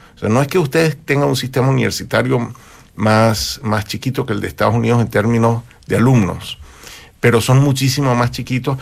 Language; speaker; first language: Spanish; native; Spanish